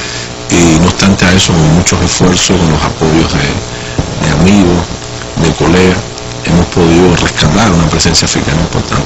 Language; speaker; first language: Spanish; native; Spanish